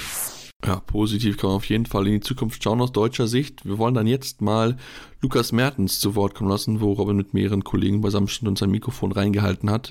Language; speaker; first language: German; native; German